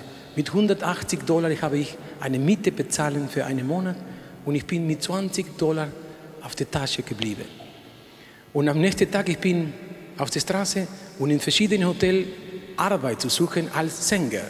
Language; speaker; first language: German; non-native, learner; Spanish